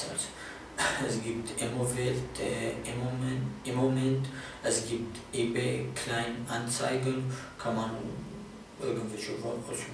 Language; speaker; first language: German; non-native, learner; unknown